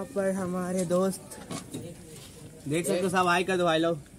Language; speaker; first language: Hindi; native; Hindi